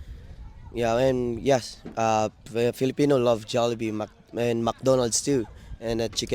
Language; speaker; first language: English; non-native, local second language; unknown